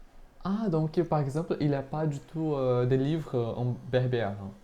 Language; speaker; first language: French; non-native, fluent; Portuguese